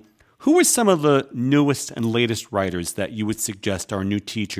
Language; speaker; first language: English; native; English